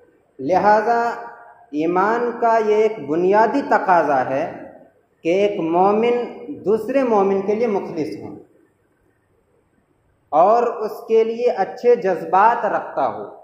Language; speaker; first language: Urdu; native; Urdu